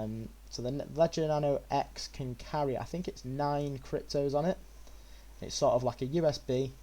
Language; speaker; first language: English; native; English